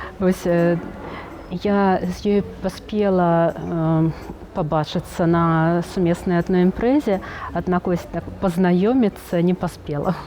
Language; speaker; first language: Belarusian; non-native, local second language; Russian